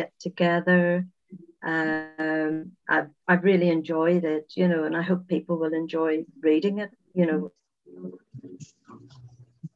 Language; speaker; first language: English; native; English